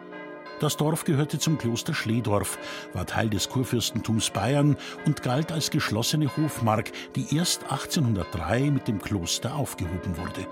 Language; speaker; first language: German; native; German